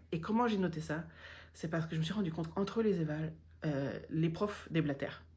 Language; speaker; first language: French; native; French